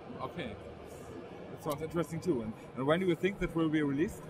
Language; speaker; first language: English; non-native, fluent; German